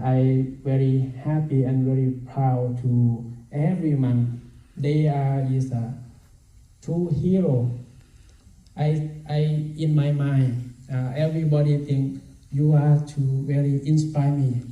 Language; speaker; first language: English; non-native, learner; Thai